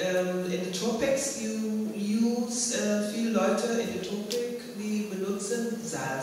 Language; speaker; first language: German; non-native, fluent; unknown